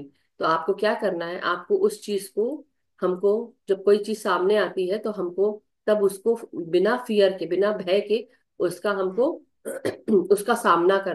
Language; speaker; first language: Hindi; native; Hindi